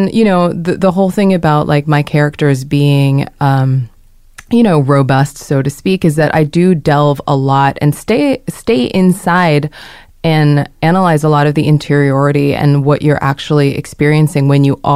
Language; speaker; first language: English; non-native, local second language; Korean